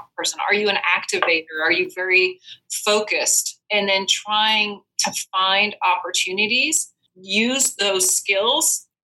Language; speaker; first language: English; non-native, fluent; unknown